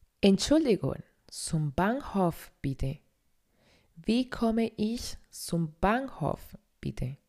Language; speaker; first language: German; non-native, fluent; Spanish